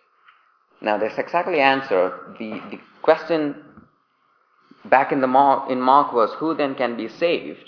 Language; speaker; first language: English; non-native, local second language; Malayalam